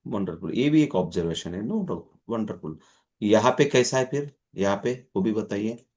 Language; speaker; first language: Hindi; non-native, local second language; Marathi